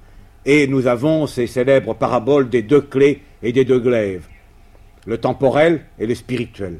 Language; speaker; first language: French; native; French